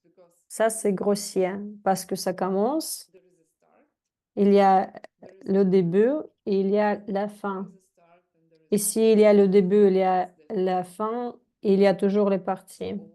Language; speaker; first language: French; non-native, fluent; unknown